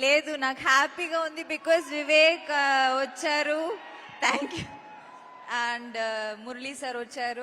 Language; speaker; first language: Telugu; non-native, learner; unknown